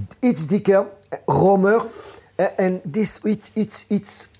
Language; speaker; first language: Dutch; non-native, fluent; French